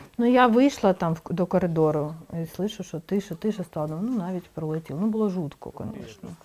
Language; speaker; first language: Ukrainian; non-native, local second language; Russian